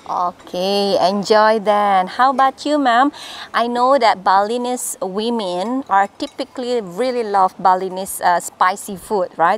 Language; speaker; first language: English; non-native, fluent; Indonesian